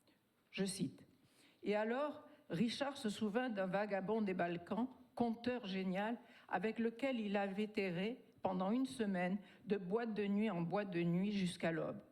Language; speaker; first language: French; native; French